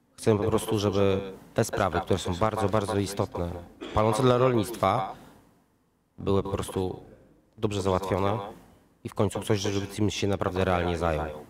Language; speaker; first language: Polish; native; Polish